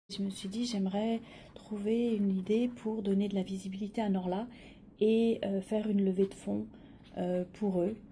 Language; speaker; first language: French; native; French